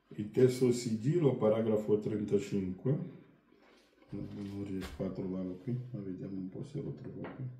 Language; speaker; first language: Italian; non-native, fluent; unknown